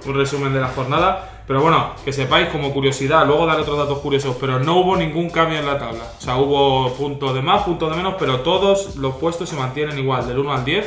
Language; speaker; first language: Spanish; native; Spanish